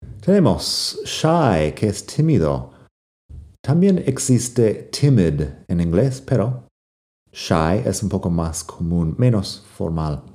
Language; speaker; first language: Spanish; non-native, fluent; English